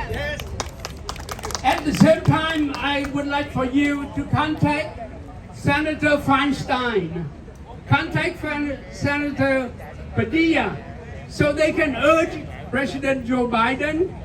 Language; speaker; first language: English; non-native, fluent; Vietnamese